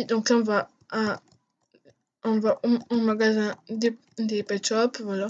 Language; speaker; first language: French; native; French